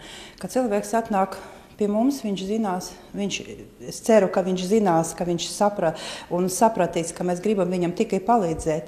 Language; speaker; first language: Latvian; non-native, local second language; Russian